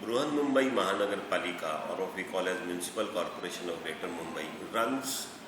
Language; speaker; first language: English; non-native, local second language; Marathi